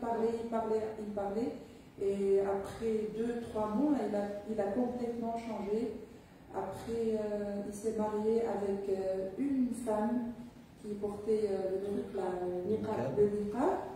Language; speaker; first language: French; non-native, local second language; Arabic